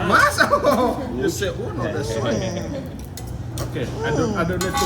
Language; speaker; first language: English; non-native, learner; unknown